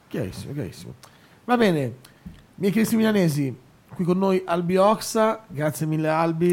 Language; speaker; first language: Italian; native; Italian